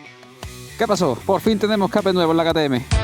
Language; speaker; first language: Spanish; native; Spanish